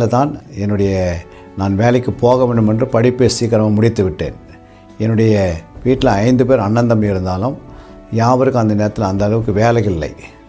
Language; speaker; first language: Tamil; native; Tamil